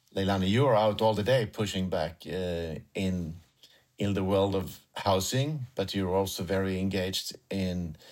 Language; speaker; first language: English; non-native, fluent; Swedish